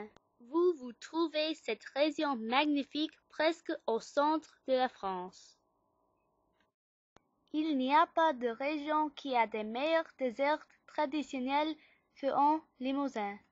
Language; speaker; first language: French; non-native, learner; English